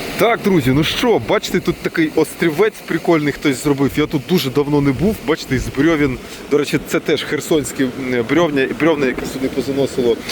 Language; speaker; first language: Ukrainian; non-native, local second language; Russian